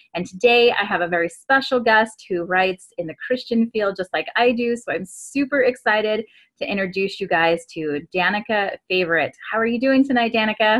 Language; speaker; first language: English; native; English